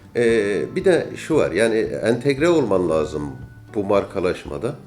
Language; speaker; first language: Turkish; native; Turkish